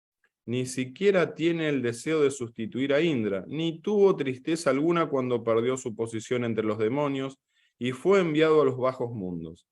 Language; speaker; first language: Spanish; native; Spanish